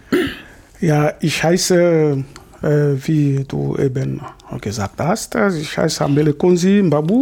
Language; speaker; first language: German; non-native, fluent; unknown